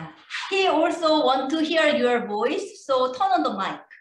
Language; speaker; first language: English; non-native, learner; Korean